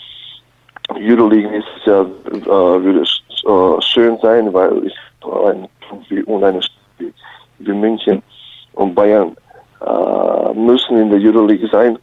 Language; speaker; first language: German; early bilingual, other home language; Bosnian